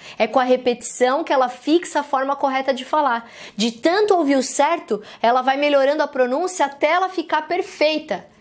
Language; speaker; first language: Portuguese; native; Portuguese